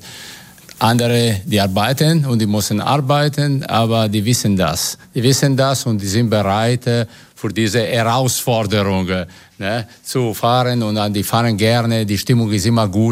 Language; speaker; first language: German; non-native, fluent; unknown